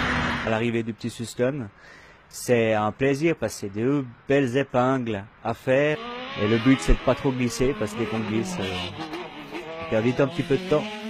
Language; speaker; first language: French; native; French